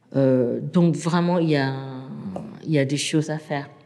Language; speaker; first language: French; non-native, fluent; Burmese